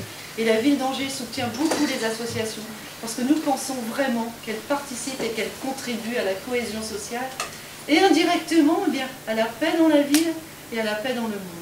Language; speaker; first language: French; native; French